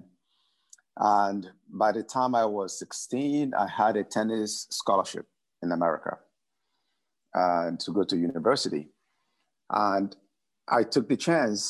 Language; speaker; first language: English; non-native, local second language; Igbo